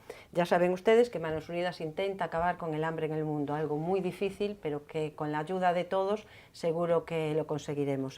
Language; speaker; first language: Spanish; native; Spanish